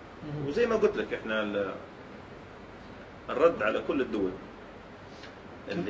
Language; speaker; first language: Arabic; native; Arabic